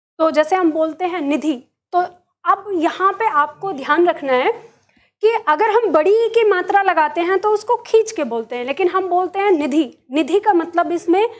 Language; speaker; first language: Hindi; native; Hindi